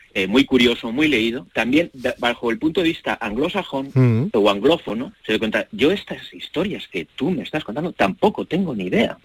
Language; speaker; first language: Spanish; native; Spanish